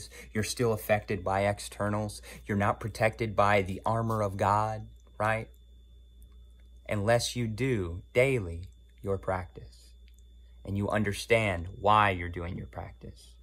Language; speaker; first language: English; native; English